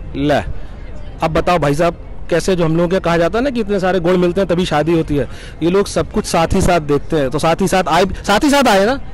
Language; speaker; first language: Hindi; native; Hindi